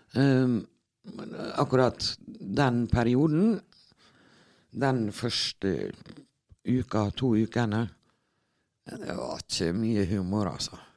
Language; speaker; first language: Norwegian; native; Norwegian